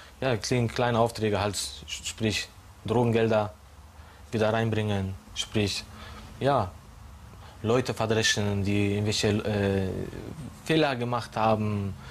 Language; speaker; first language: German; non-native, fluent; Polish